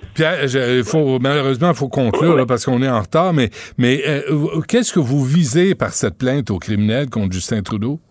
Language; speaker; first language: French; native; French